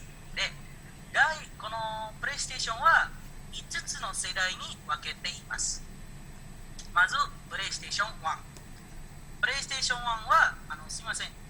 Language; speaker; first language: Japanese; non-native, learner; Indonesian